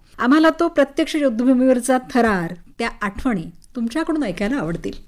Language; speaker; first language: Marathi; native; Marathi